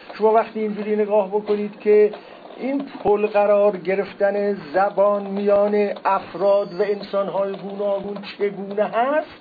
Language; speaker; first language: Persian; non-native, local second language; Azerbaijani